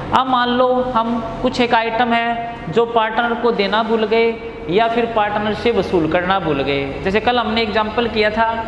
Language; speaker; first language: Hindi; native; Hindi